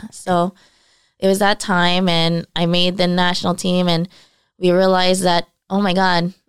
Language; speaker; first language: English; early bilingual, other home language; Filipino